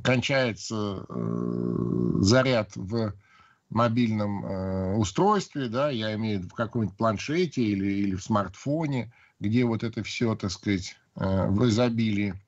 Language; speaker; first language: Russian; native; Russian